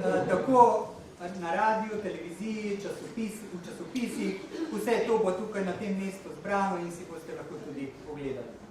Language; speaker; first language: Slovenian; native; Slovenian